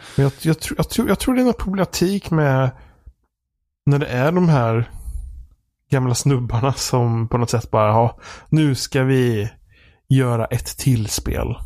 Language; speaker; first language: Swedish; native; Swedish